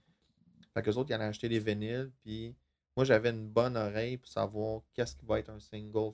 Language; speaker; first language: French; native; French